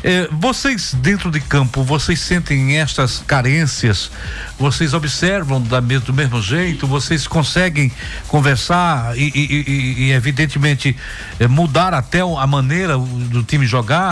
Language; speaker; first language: Portuguese; native; Portuguese